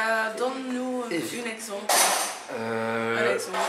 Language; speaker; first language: French; non-native, learner; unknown